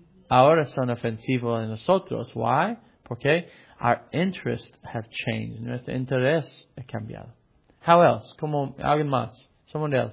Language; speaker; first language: Spanish; non-native, fluent; English